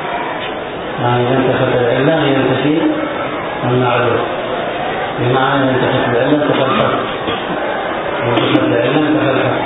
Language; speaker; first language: Arabic; native; Arabic